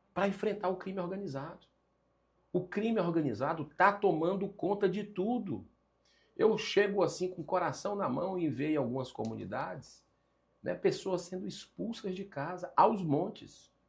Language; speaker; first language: Portuguese; native; Portuguese